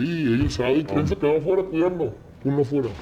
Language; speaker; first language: Spanish; native; Spanish